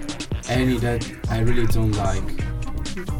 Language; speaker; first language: English; non-native, learner; Italian